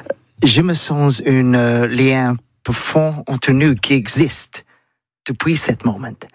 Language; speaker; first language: French; non-native, learner; English